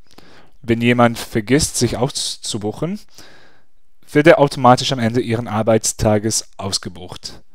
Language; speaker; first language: German; non-native, fluent; English